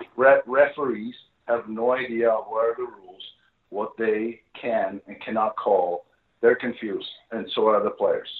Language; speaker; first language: English; non-native, fluent; Czech